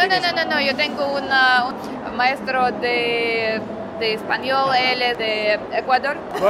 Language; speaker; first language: Spanish; non-native, learner; Russian